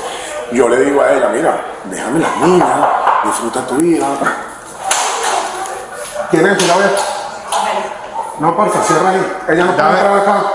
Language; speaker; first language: Spanish; native; Spanish